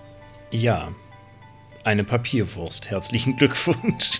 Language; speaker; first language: German; native; German